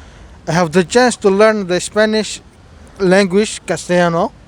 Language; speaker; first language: English; non-native, fluent; Somali